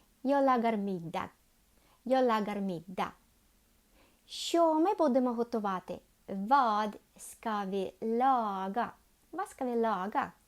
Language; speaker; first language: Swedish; non-native, learner; Ukrainian